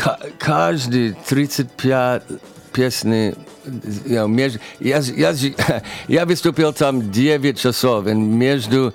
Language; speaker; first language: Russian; non-native, learner; English